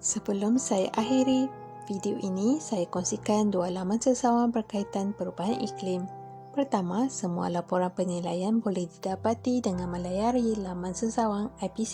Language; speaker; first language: Malay; native; Malay